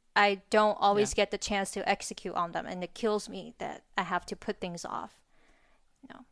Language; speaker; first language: English; non-native, fluent; Chinese